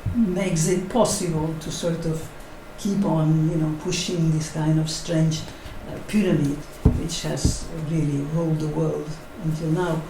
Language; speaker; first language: English; non-native, fluent; Catalan